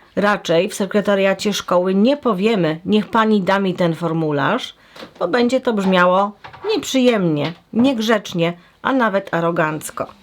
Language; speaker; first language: Polish; native; Polish